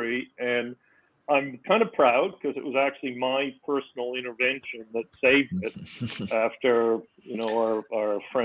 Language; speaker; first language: English; native; English